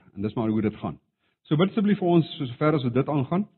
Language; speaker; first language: Afrikaans; non-native, local second language; English